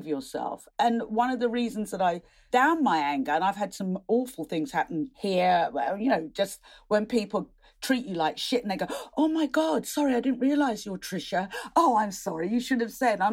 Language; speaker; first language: English; native; English